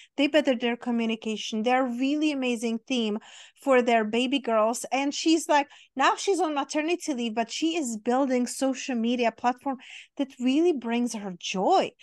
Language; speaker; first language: English; non-native, fluent; Czech